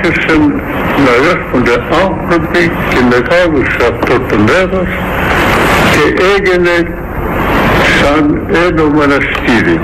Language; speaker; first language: Greek; non-native, fluent; Russian